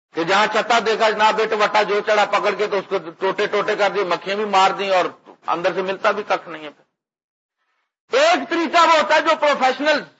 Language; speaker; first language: Urdu; non-native, local second language; Punjabi